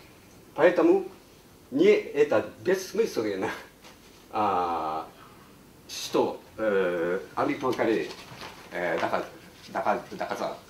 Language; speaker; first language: Russian; non-native, learner; Japanese